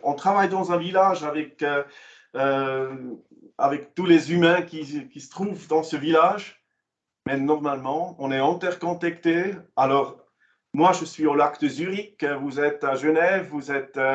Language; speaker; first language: French; non-native, local second language; German